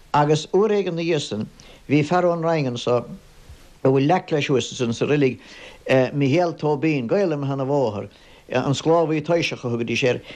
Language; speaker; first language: Irish; native; Irish